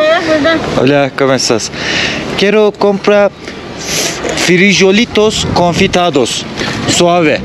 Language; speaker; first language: Spanish; non-native, learner; Turkish